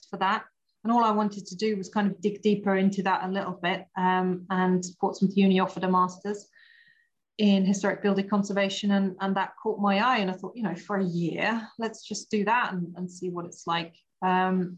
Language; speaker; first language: English; non-native, fluent; German